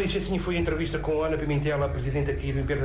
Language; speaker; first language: Portuguese; native; Portuguese